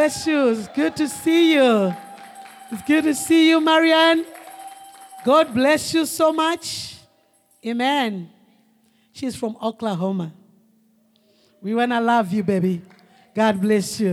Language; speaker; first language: English; non-native, local second language; Shona